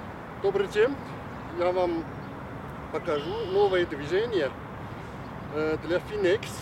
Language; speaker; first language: Russian; non-native, learner; Chinese